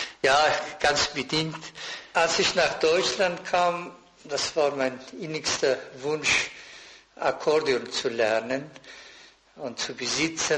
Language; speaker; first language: German; non-native, fluent; Persian